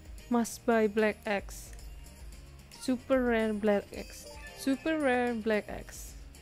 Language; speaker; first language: English; non-native, fluent; Indonesian